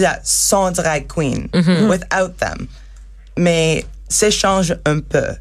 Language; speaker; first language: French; non-native, learner; English